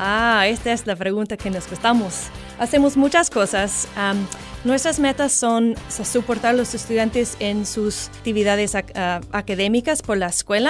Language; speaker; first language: Spanish; non-native, fluent; English